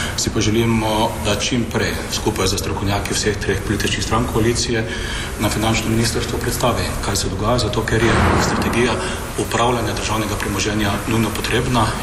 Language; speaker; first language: Slovenian; native; Slovenian